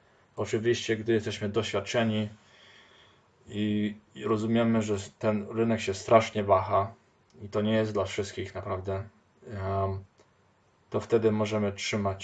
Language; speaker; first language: Polish; early bilingual, heritage; Polish